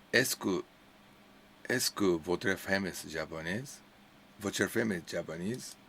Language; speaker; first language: French; non-native, learner; English